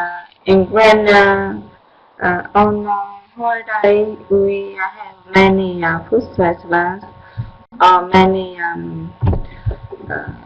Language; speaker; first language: English; non-native, learner; Vietnamese